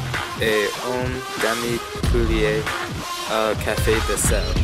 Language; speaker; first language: French; non-native, learner; English